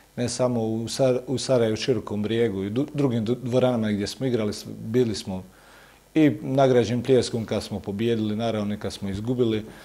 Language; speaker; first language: Croatian; native; Croatian